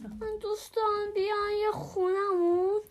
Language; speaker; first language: Persian; early bilingual, heritage; Persian